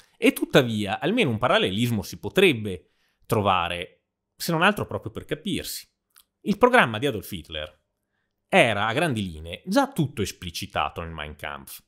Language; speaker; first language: Italian; native; Italian